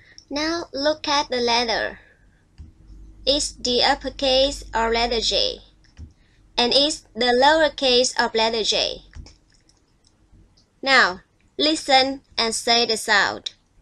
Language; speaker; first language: English; non-native, fluent; Vietnamese